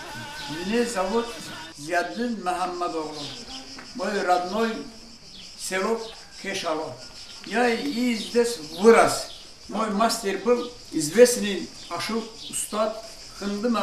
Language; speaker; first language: Russian; non-native, local second language; Azerbaijani